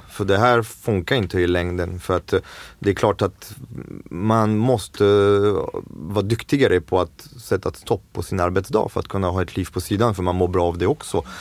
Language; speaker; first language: Swedish; non-native, fluent; French